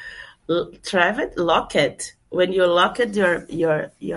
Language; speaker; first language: English; non-native, learner; Portuguese